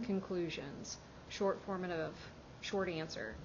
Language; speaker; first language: English; native; English